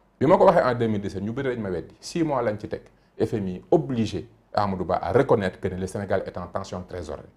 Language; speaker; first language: French; non-native, local second language; Wolof